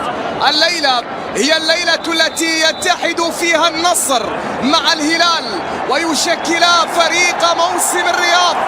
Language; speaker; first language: Arabic; native; Arabic